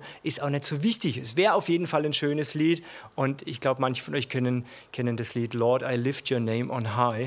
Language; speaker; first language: German; native; German